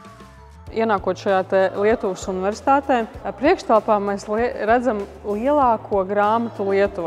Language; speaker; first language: Latvian; native; Latvian